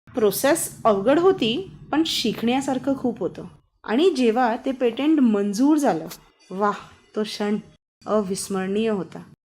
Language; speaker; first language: Marathi; non-native, local second language; Hindi